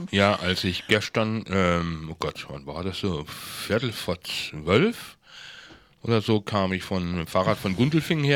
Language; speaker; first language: German; native; German